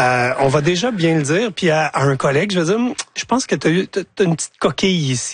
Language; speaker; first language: French; native; French